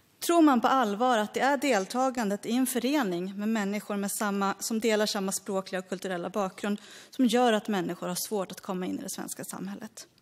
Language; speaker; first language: Swedish; early bilingual, other home language; Greek